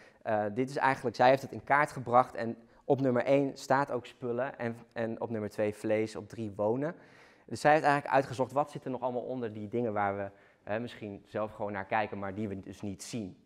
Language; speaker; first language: Dutch; native; Dutch